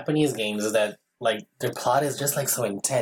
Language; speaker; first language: English; non-native, fluent; Portuguese